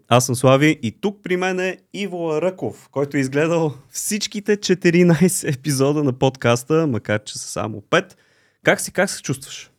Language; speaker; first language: Bulgarian; native; Bulgarian